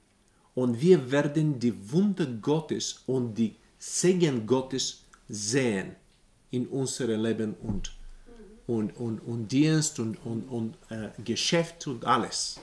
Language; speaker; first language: German; non-native, learner; Bulgarian